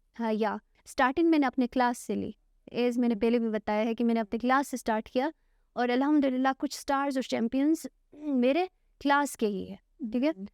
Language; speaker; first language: Urdu; non-native, local second language; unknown